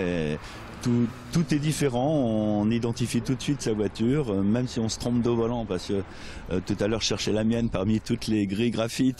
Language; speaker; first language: French; native; French